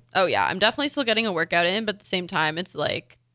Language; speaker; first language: English; native; English